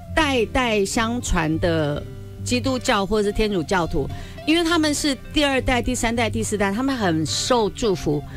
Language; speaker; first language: Chinese; native; Chinese